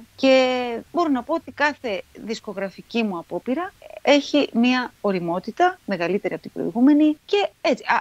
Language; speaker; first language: Greek; native; Greek